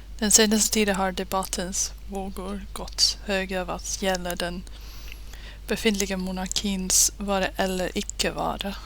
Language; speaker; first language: Swedish; non-native, learner; Dutch